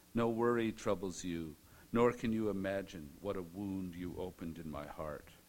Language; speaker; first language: English; native; English